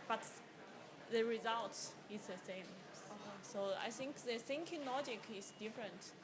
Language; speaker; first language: English; non-native, learner; Chinese